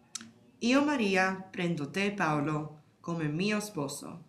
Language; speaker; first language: Italian; non-native, learner; English